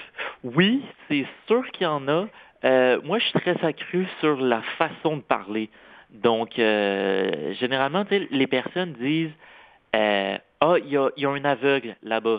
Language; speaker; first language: French; native; French